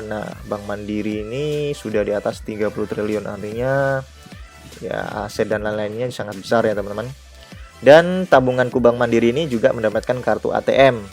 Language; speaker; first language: Indonesian; native; Indonesian